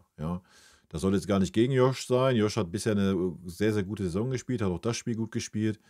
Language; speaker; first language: German; native; German